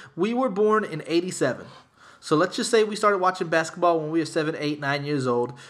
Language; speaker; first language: English; native; English